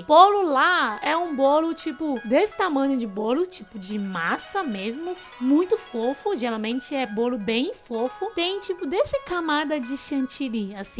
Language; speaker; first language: Portuguese; non-native, fluent; Chinese